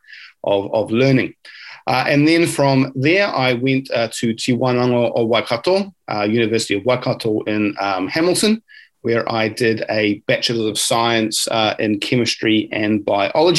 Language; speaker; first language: English; native; English